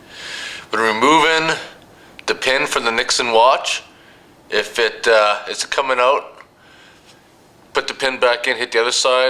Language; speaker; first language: English; native; English